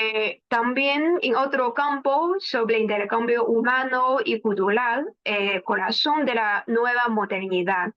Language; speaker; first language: Spanish; non-native, fluent; Chinese